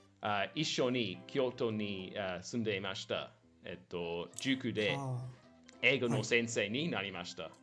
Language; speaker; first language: Japanese; non-native, learner; English